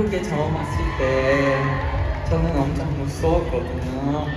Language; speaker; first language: Korean; non-native, learner; Filipino